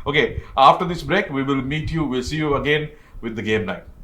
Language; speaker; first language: English; non-native, local second language; Sinhala